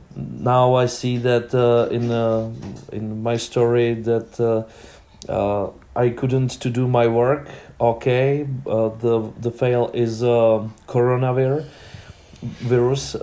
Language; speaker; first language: English; non-native, learner; Czech